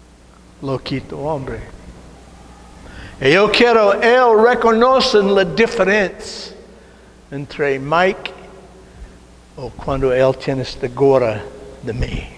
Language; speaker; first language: Spanish; non-native, learner; English